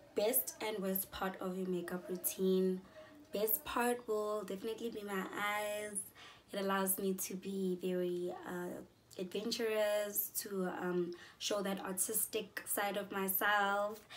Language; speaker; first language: English; non-native, local second language; Zulu